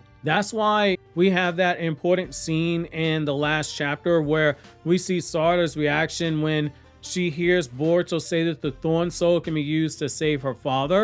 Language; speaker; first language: English; native; English